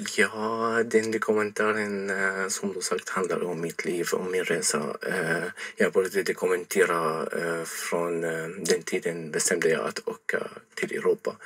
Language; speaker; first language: Swedish; non-native, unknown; Arabic